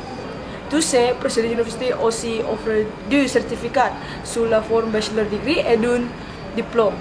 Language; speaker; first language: French; non-native, learner; Indonesian